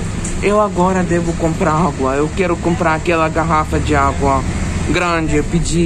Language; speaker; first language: Portuguese; non-native, fluent; Ukrainian